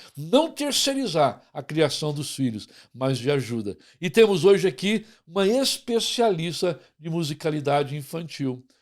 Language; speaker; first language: Portuguese; native; Portuguese